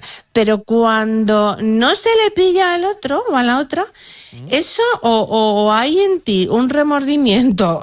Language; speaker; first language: Spanish; native; Spanish